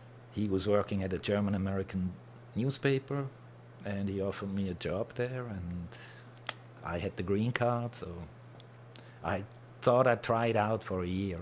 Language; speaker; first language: English; non-native, fluent; German